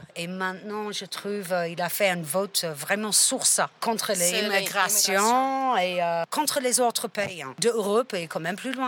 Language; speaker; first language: French; non-native, fluent; English